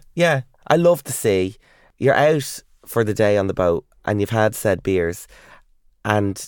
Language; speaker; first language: English; native; English